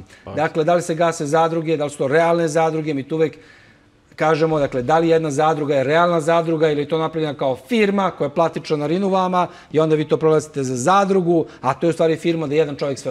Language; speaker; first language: Serbian; native; Serbian